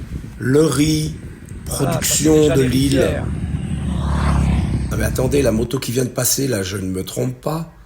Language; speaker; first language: French; native; French